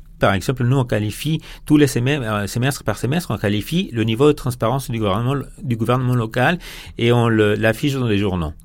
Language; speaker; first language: French; non-native, fluent; Spanish